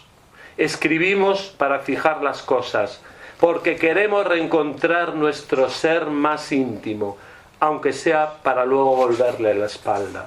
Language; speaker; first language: Spanish; native; Spanish